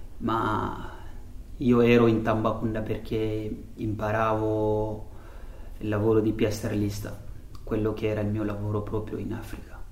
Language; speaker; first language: Italian; non-native, learner; Fula